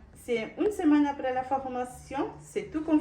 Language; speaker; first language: French; non-native, learner; Portuguese